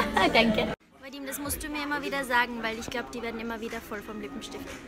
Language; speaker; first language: German; native; German